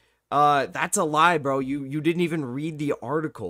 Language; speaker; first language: English; native; English